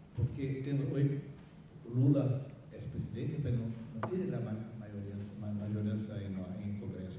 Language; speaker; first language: Spanish; non-native, fluent; Portuguese